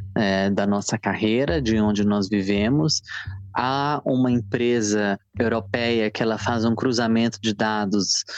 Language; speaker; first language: Portuguese; native; Portuguese